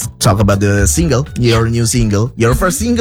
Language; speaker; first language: English; non-native, fluent; Indonesian